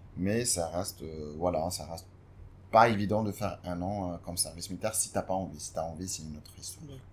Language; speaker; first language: French; non-native, local second language; Arabic